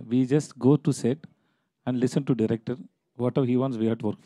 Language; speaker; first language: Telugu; non-native, learner; Tamil